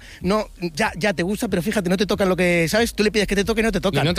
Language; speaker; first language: Spanish; native; Spanish